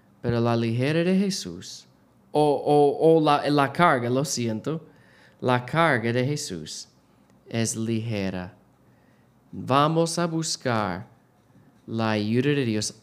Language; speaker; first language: Spanish; non-native, learner; English